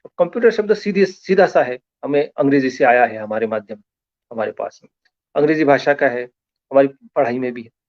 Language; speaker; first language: Hindi; non-native, local second language; Marathi